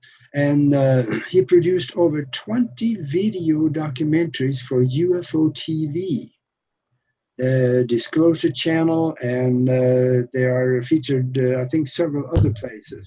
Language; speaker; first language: English; non-native, fluent; Norwegian